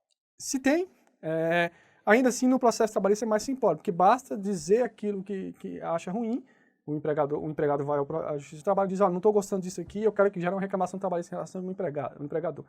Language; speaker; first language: Portuguese; native; Portuguese